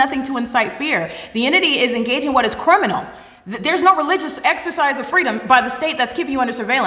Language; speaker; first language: English; native; English